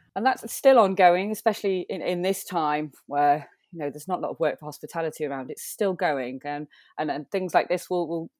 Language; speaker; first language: English; native; English